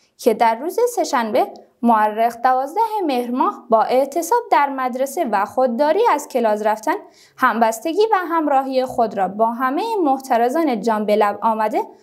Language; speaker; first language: Persian; non-native, local second language; Kurdish